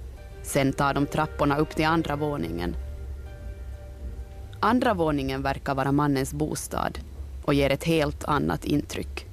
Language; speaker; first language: Swedish; native; Swedish